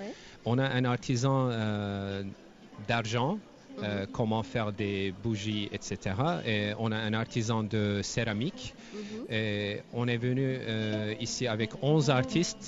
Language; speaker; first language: French; non-native, fluent; Turkish